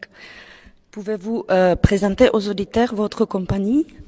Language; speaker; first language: French; non-native, fluent; Czech